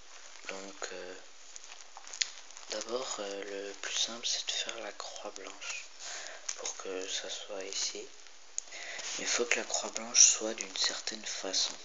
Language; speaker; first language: French; native; French